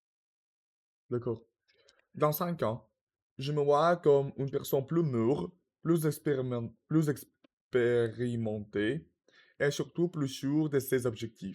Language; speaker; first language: French; non-native, learner; Russian